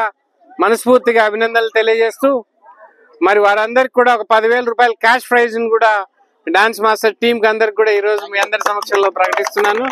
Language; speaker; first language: Telugu; native; Telugu